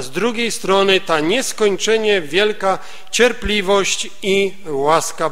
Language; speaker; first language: Polish; native; Polish